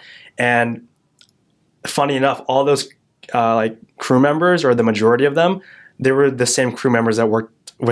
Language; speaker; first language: English; native; English